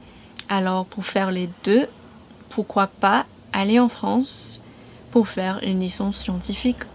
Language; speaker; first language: French; non-native, fluent; English